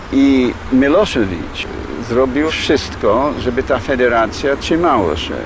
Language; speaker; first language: Polish; non-native, fluent; English